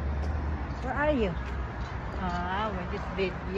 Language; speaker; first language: English; non-native, learner; Filipino